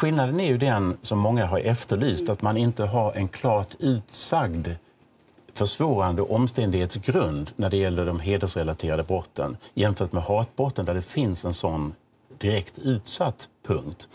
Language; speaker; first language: Swedish; native; Swedish